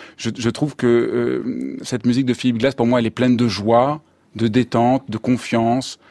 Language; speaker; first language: French; native; French